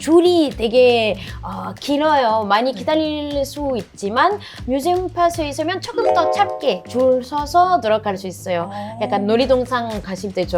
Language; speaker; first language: Korean; non-native, fluent; French